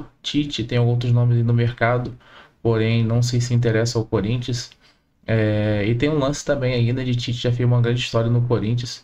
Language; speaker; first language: Portuguese; native; Portuguese